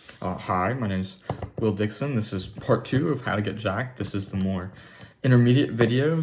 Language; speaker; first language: English; native; English